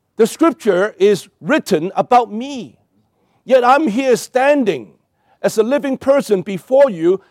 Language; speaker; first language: English; non-native, local second language; Cantonese